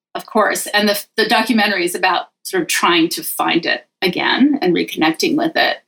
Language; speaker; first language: English; native; English